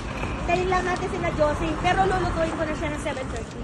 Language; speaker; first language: Filipino; native; Filipino